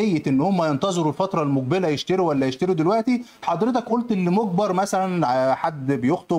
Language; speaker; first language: Arabic; native; Arabic